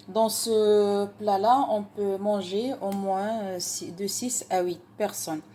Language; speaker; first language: French; non-native, local second language; Arabic